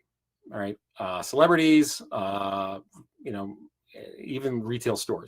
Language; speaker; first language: English; native; English